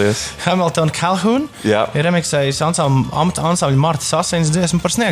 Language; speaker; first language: Latvian; native; Latvian